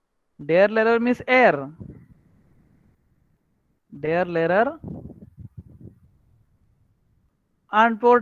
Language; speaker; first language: German; non-native, learner; Marathi